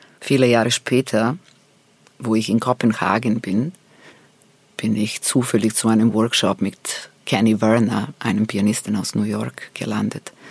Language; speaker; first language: German; non-native, fluent; Serbian